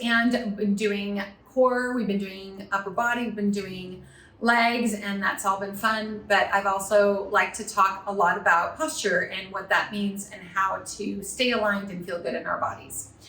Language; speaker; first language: English; native; English